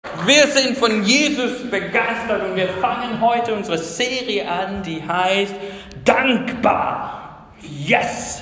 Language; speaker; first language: German; non-native, fluent; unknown